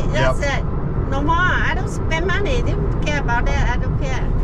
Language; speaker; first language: English; non-native, learner; Vietnamese